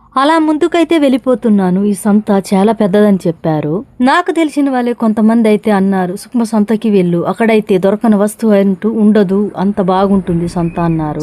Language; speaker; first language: Telugu; non-native, local second language; Koya